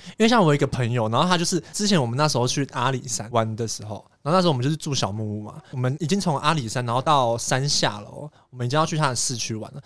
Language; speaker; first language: Chinese; native; Chinese